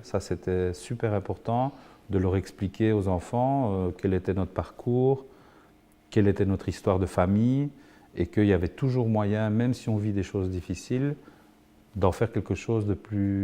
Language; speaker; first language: French; early bilingual, other home language; Spanish